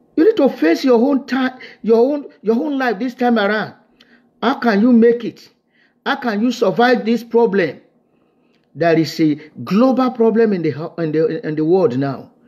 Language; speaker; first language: English; non-native, local second language; Yoruba